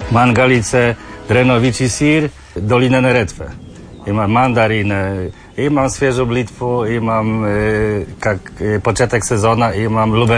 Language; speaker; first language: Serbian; non-native, learner; Polish